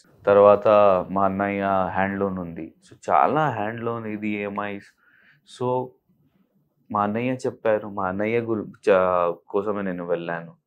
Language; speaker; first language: Telugu; non-native, local second language; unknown